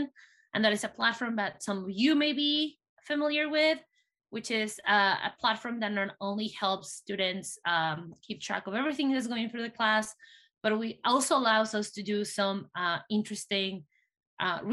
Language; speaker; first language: English; non-native, fluent; Spanish